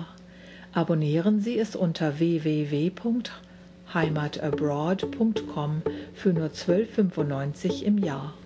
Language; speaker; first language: German; native; German